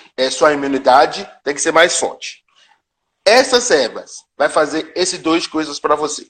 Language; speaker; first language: Portuguese; non-native, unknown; Yoruba